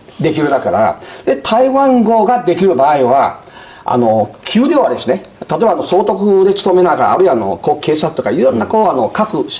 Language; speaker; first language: Japanese; non-native, fluent; Min Nan Chinese